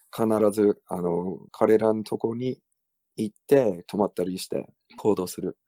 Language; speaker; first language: Japanese; non-native, fluent; English